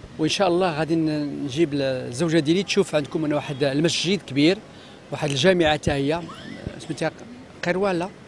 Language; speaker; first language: Arabic; native; Arabic